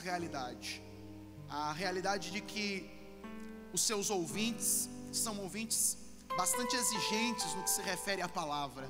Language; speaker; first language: Portuguese; native; Portuguese